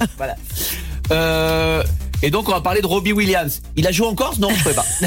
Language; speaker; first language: French; native; French